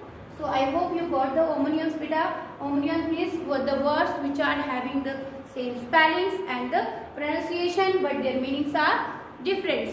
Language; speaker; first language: English; non-native, local second language; Hindi